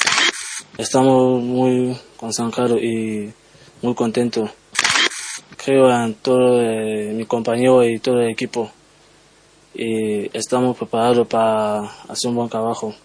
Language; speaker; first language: Spanish; non-native, learner; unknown